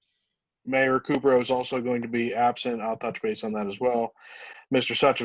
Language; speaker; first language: English; native; English